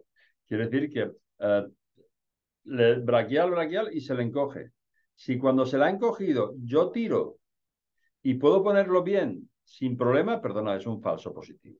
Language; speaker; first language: Spanish; native; Spanish